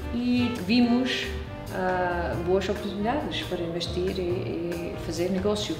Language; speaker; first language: Portuguese; non-native, fluent; English